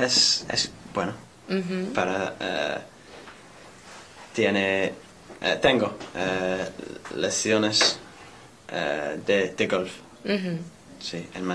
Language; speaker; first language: Spanish; non-native, learner; English